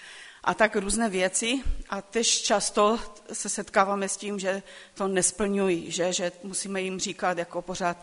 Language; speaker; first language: Czech; non-native, local second language; Polish